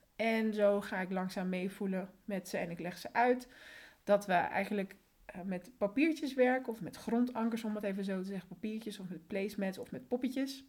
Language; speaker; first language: Dutch; early bilingual, other home language; Spanish